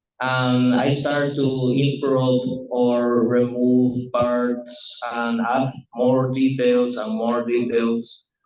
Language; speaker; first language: English; non-native, learner; Spanish